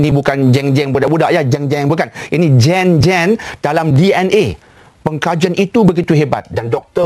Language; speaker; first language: Malay; native; Malay